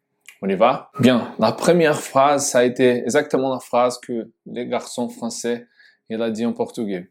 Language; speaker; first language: French; non-native, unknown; Portuguese